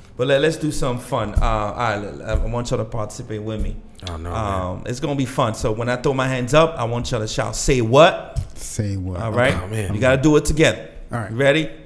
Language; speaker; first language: English; non-native, fluent; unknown